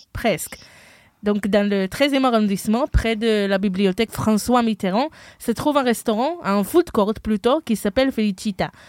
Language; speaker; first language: French; non-native, fluent; Hebrew